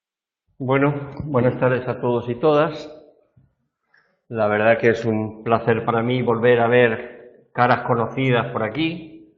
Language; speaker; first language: Spanish; native; Spanish